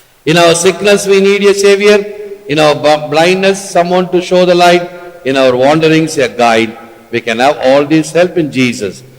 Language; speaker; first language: English; non-native, local second language; Tamil